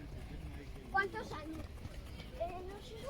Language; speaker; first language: Spanish; non-native, learner; Filipino